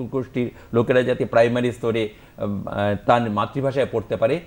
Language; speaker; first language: Bangla; native; Bangla